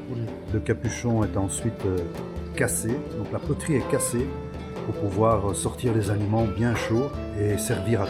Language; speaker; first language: French; native; French